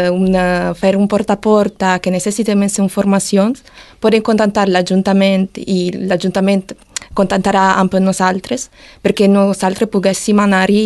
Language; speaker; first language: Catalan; non-native, learner; Italian